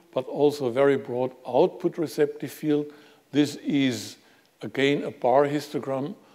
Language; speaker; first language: English; non-native, fluent; German